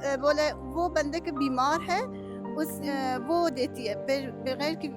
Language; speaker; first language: Hindi; non-native, learner; Persian